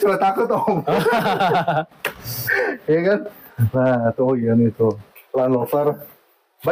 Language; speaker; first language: Indonesian; native; Indonesian